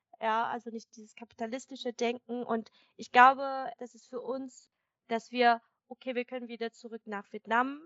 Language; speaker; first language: German; early bilingual, other home language; Vietnamese